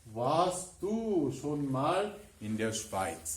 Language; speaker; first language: German; non-native, fluent; Korean